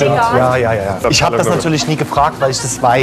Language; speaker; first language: German; native; German